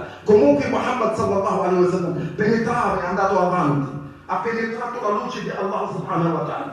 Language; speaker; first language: Italian; non-native, fluent; Arabic